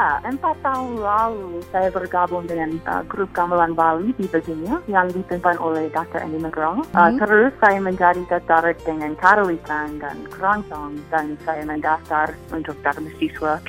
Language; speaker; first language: Indonesian; non-native, fluent; English